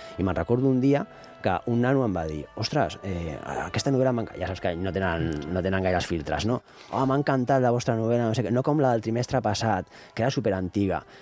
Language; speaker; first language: Catalan; native; Catalan